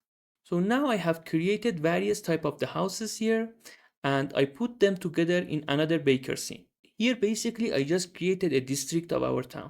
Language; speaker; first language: English; non-native, fluent; Persian